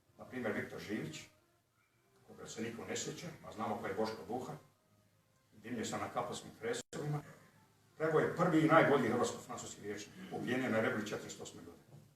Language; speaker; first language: Bosnian; early bilingual, heritage; Croatian